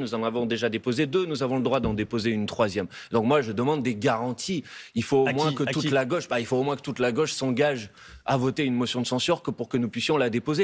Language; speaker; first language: French; native; French